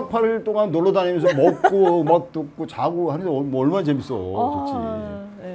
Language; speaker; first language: Korean; native; Korean